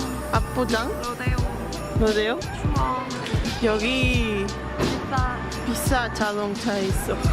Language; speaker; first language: Korean; non-native, learner; Spanish